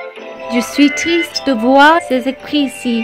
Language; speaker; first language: French; non-native, learner; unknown